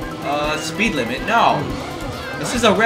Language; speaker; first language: English; native; English